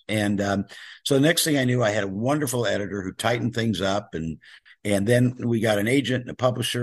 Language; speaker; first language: English; native; English